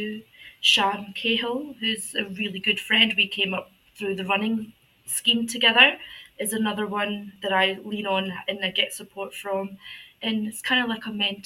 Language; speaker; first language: English; native; English